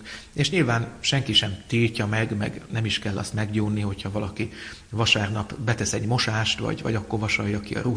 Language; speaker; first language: Hungarian; native; Hungarian